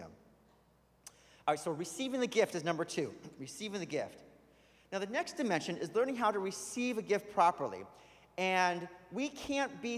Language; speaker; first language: English; native; English